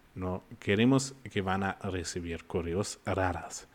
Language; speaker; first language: Spanish; non-native, fluent; German